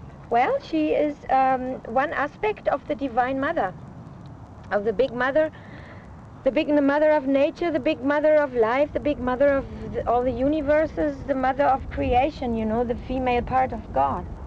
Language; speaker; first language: English; non-native, fluent; German